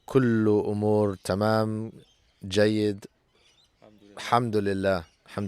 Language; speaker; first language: Arabic; non-native, fluent; English